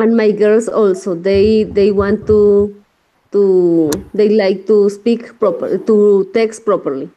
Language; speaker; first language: English; non-native, learner; Spanish